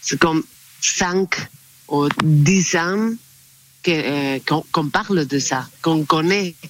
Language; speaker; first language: French; non-native, learner; Spanish